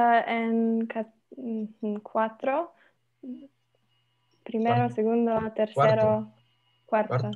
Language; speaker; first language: Spanish; non-native, learner; Slovenian